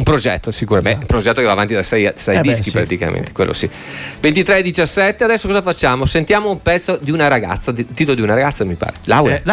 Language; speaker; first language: Italian; native; Italian